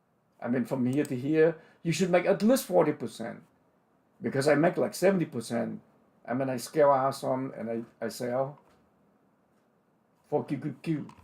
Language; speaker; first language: English; non-native, fluent; Vietnamese